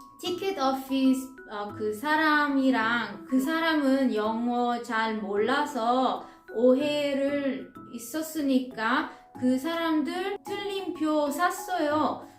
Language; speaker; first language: Korean; non-native, fluent; Italian